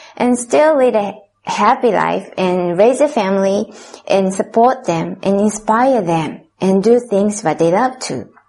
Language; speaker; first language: English; non-native, fluent; Japanese